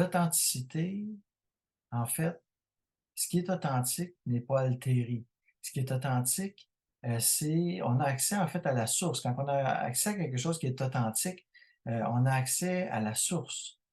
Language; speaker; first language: French; native; French